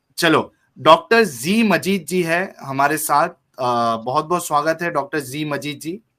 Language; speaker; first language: Hindi; native; Hindi